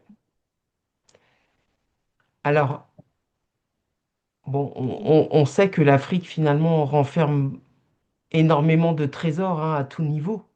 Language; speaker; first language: French; native; French